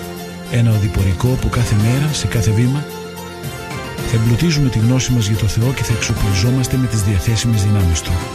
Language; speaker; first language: Greek; native; Greek